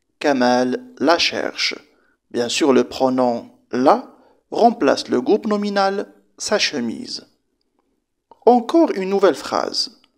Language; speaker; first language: French; non-native, local second language; Arabic